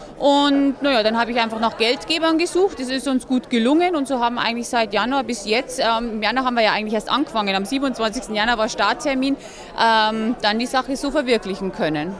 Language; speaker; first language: German; native; German